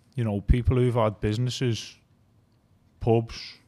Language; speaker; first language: English; native; English